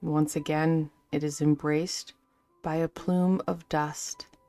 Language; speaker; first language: English; native; English